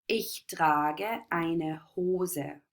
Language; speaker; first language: German; non-native, fluent; English